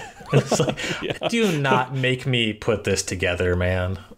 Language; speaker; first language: English; native; English